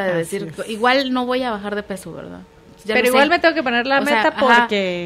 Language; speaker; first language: Spanish; native; Spanish